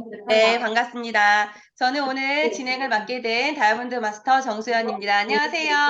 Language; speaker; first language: Korean; native; Korean